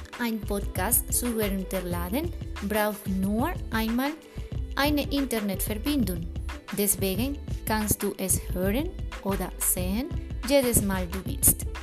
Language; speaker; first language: German; non-native, fluent; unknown